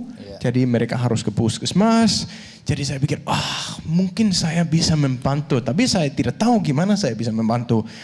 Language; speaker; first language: Indonesian; non-native, fluent; Danish